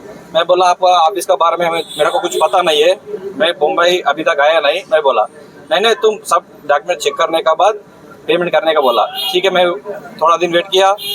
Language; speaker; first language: Hindi; non-native, local second language; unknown